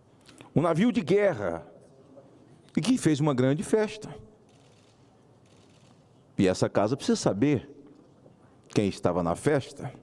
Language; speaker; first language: Portuguese; native; Portuguese